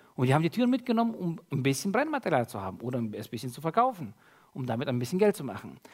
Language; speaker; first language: German; early bilingual, other home language; Russian